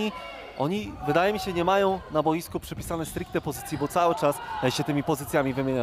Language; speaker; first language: Polish; native; Polish